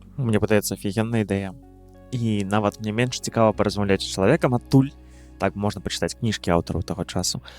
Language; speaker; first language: Belarusian; non-native, local second language; Russian